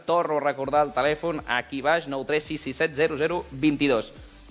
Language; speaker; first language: Catalan; native; Catalan